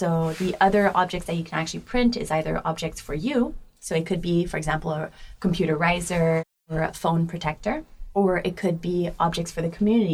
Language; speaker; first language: English; native; English